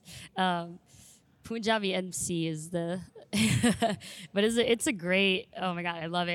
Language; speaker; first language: English; native; English